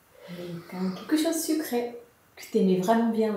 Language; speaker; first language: French; non-native, fluent; Japanese